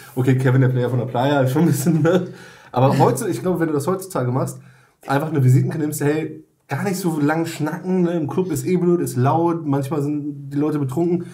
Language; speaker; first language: German; native; German